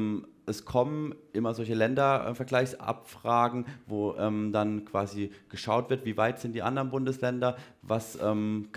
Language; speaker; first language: German; native; German